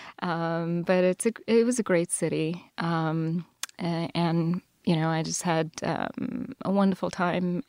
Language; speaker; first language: English; non-native, local second language; Telugu